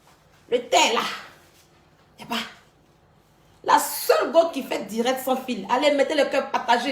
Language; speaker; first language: French; native; French